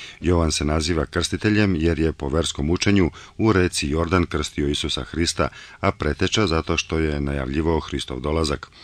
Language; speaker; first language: Bosnian; non-native, local second language; Bulgarian